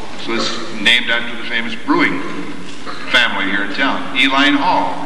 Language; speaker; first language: English; native; English